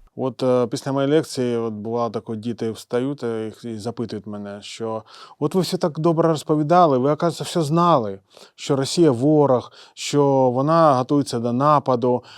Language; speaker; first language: Ukrainian; non-native, local second language; Russian